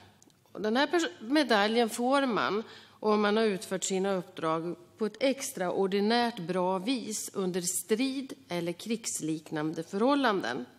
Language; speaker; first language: Swedish; native; Swedish